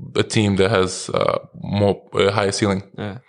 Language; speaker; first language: English; non-native, fluent; Lithuanian